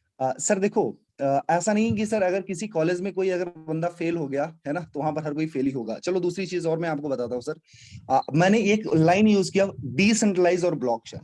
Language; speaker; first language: Hindi; native; Hindi